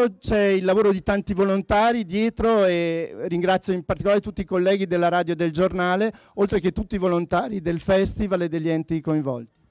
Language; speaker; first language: Italian; native; Italian